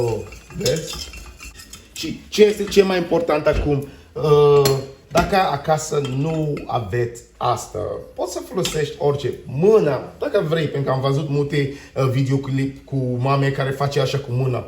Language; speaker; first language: Romanian; non-native, learner; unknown